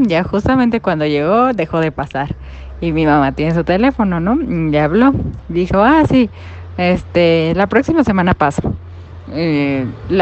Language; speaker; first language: Spanish; native; Spanish